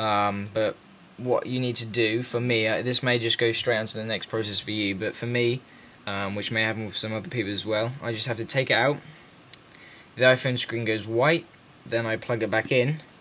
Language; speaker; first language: English; native; English